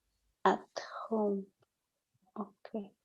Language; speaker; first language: English; non-native, learner; Spanish